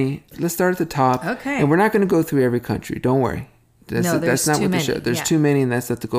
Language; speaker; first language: English; native; English